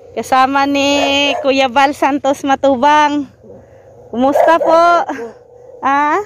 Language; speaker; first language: Filipino; non-native, local second language; Cebuano